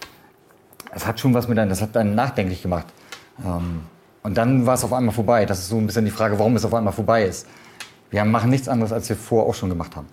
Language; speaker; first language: German; native; German